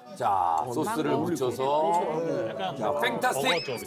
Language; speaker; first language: Korean; native; Korean